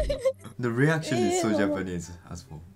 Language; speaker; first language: English; non-native, fluent; Japanese